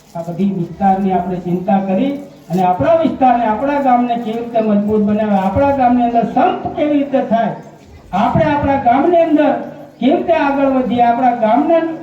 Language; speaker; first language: Gujarati; non-native, local second language; Rathawi